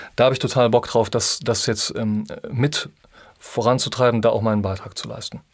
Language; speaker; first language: German; native; German